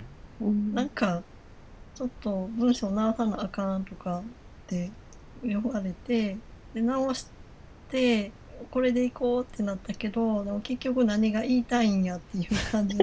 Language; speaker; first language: Japanese; native; Japanese